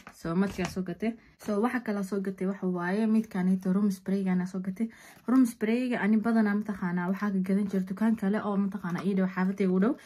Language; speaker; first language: Somali; early bilingual, heritage; Somali